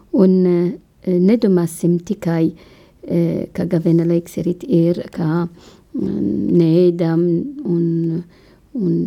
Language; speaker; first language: Latvian; non-native, learner; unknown